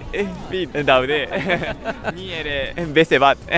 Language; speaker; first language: Basque; non-native, learner; Japanese